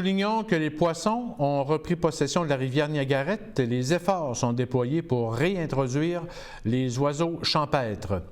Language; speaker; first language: French; native; French